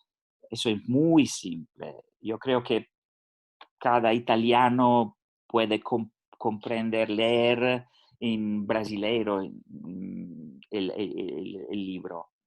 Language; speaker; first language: Spanish; non-native, learner; Italian